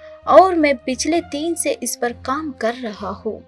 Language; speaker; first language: Hindi; native; Hindi